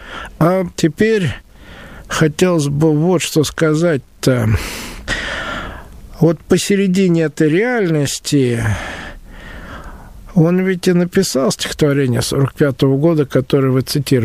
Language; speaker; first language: Russian; native; Russian